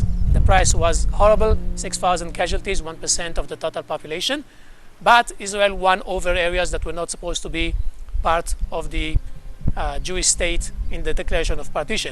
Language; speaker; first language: English; non-native, fluent; Hebrew